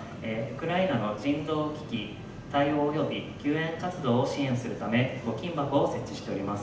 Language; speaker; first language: Japanese; native; Japanese